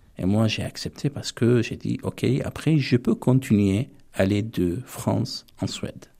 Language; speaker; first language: French; non-native, fluent; Armenian